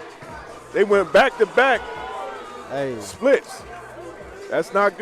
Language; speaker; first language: English; native; English